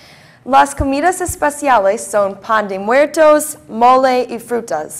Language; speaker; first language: Spanish; non-native, learner; English